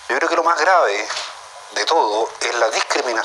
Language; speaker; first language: Spanish; native; Spanish